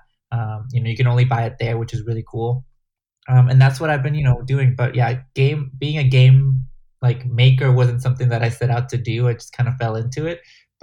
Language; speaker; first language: English; non-native, fluent; Spanish